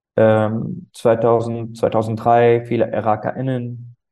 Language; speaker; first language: German; non-native, fluent; Arabic